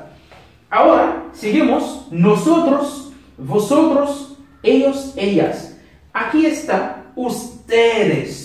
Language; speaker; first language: Spanish; non-native, learner; Haitian Creole